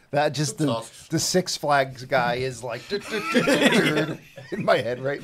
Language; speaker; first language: English; native; English